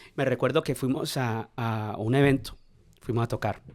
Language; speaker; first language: Spanish; early bilingual, heritage; Spanish